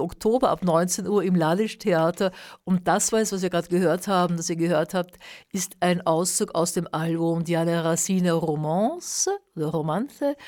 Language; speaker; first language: German; native; German